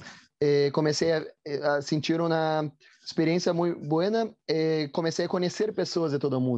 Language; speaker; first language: Spanish; non-native, learner; Portuguese